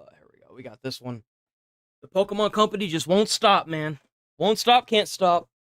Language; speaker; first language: English; native; English